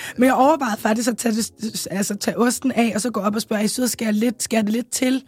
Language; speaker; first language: Danish; native; Danish